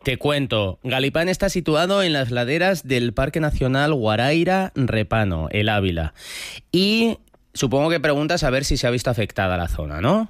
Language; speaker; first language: Spanish; native; Spanish